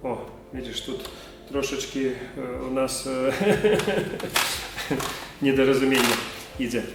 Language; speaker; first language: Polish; non-native, learner; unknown